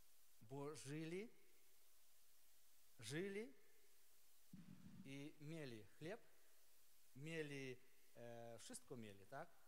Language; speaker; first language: Polish; non-native, learner; Ukrainian